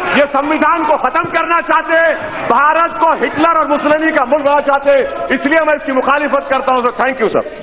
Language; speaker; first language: Urdu; native; Urdu